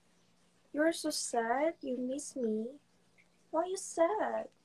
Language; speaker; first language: English; non-native, learner; Korean